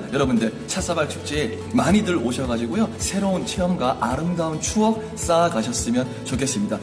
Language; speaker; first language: Korean; native; Korean